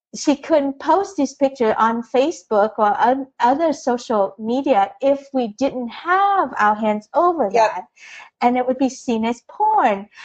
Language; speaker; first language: English; early bilingual, other home language; Vietnamese